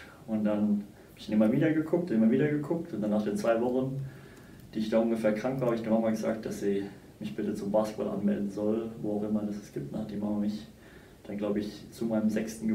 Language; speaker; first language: German; native; German